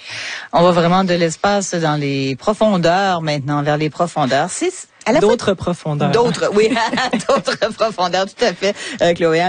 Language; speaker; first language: French; native; French